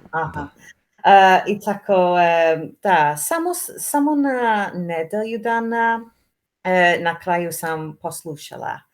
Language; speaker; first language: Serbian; non-native, learner; English